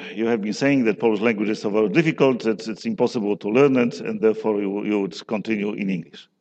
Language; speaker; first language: English; non-native, fluent; Polish